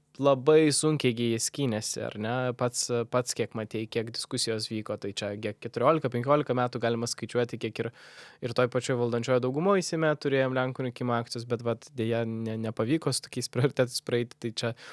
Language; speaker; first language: Lithuanian; non-native, local second language; Polish